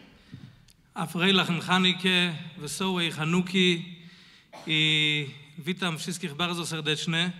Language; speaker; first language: Polish; non-native, fluent; Hebrew